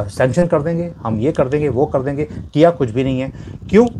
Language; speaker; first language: Hindi; native; Hindi